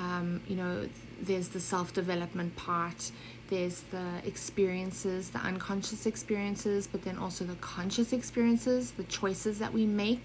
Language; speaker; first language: English; native; English